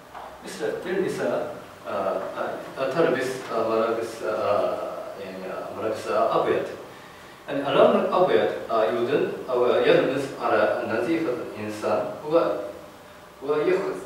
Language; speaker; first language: Arabic; non-native, learner; Japanese